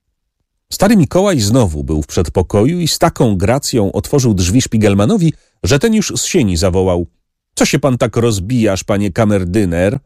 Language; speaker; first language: Polish; native; Polish